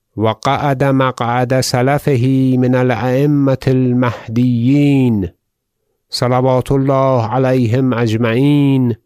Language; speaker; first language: Arabic; non-native, fluent; Persian